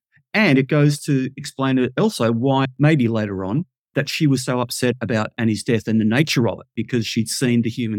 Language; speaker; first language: English; native; English